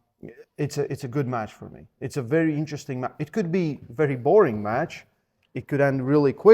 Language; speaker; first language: English; non-native, fluent; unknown